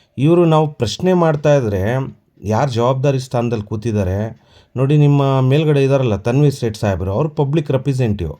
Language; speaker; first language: Kannada; non-native, local second language; Urdu